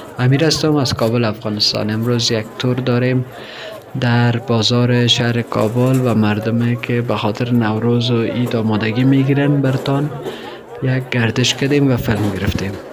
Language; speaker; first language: Persian; native; Persian